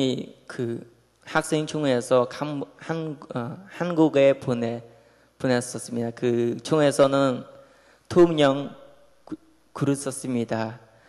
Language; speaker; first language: Korean; non-native, learner; Khmer